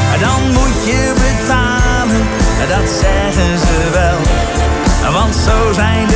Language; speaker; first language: Dutch; native; Dutch